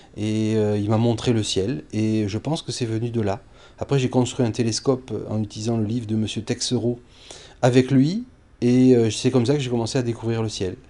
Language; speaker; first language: French; native; French